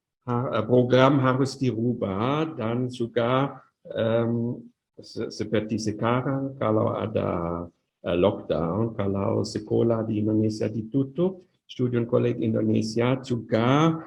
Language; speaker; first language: Indonesian; non-native, fluent; German